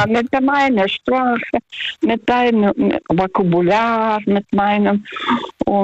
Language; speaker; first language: German; non-native, fluent; Russian